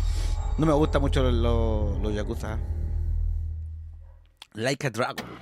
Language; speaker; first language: Spanish; native; Spanish